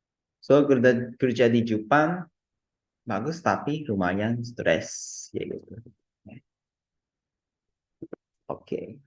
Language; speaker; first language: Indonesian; non-native, fluent; Japanese